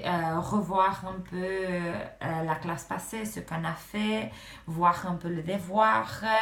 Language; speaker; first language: French; non-native, fluent; Romanian